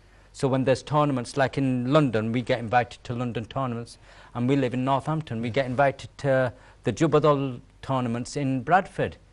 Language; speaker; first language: English; native; English